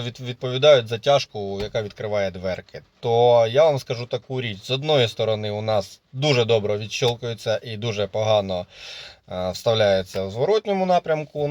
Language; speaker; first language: Ukrainian; native; Ukrainian